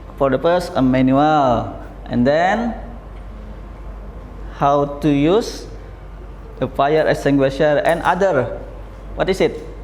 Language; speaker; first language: English; non-native, learner; Indonesian